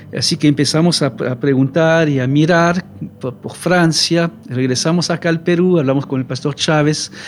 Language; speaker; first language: Spanish; non-native, fluent; French